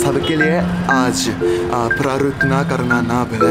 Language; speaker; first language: Hindi; non-native, fluent; Japanese